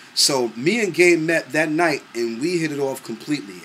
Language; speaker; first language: English; native; English